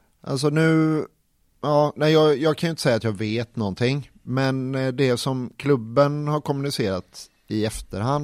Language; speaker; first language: Swedish; native; Swedish